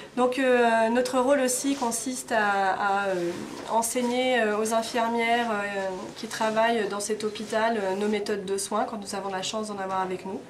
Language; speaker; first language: French; early bilingual, other home language; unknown